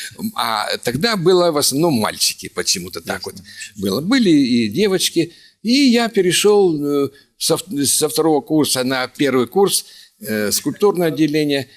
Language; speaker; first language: Russian; native; Russian